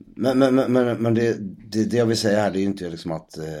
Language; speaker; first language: Swedish; native; Swedish